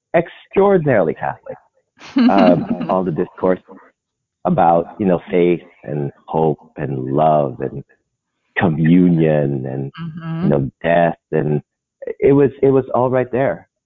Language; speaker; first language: English; non-native, local second language; Filipino